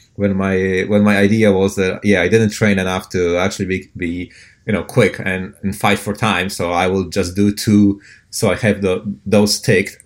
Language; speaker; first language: English; non-native, fluent; Polish